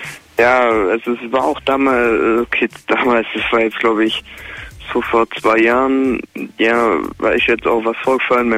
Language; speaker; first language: German; native; German